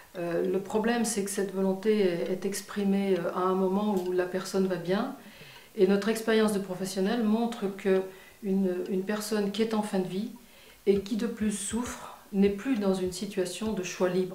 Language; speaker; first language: French; native; French